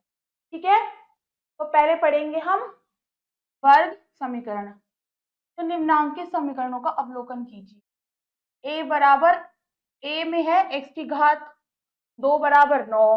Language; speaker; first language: Hindi; native; Hindi